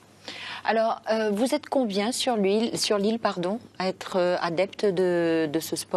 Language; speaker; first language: French; native; French